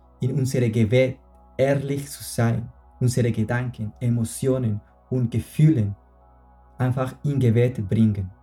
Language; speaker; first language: German; non-native, fluent; Spanish